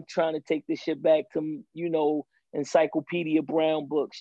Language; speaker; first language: English; native; English